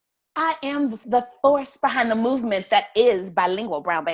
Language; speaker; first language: English; native; English